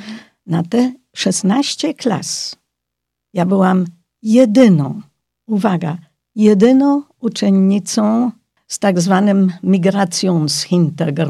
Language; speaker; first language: Polish; early bilingual, heritage; Polish